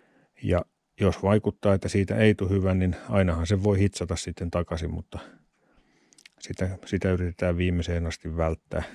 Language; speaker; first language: Finnish; native; Finnish